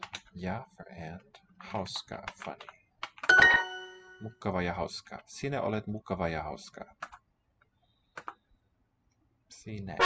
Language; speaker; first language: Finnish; non-native, learner; English